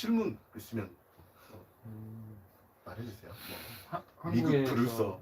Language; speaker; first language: Korean; non-native, learner; English